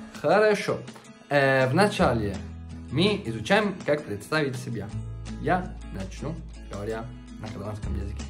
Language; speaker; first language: Russian; non-native, fluent; Catalan